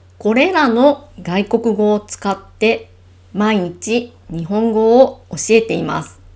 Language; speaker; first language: Japanese; native; Japanese